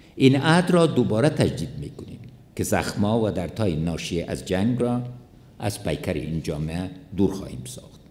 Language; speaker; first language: Persian; non-native, local second language; Pashto